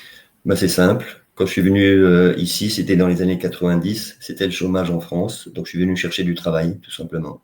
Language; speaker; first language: French; native; French